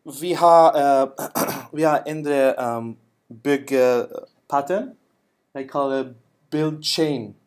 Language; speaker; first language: Norwegian; non-native, learner; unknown